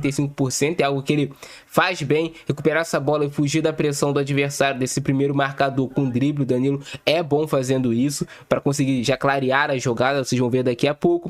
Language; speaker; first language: Portuguese; native; Portuguese